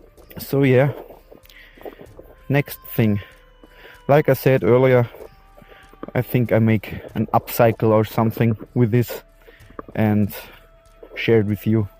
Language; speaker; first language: English; non-native, fluent; German